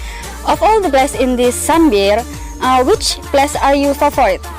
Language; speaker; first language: English; non-native, learner; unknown